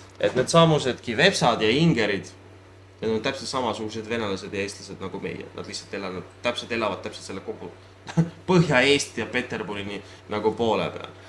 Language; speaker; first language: Estonian; non-native, local second language; Russian